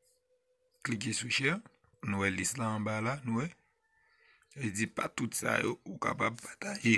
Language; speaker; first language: French; non-native, learner; Haitian Creole